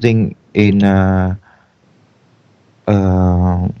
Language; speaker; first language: English; non-native, learner; Vietnamese